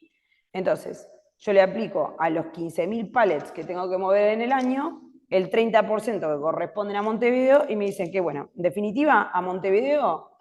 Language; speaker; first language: Spanish; native; Spanish